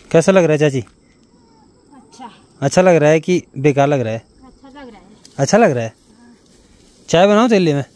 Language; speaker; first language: Hindi; non-native, local second language; Garhwali